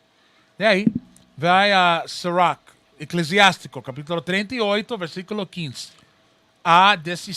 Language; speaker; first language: Portuguese; non-native, learner; Spanish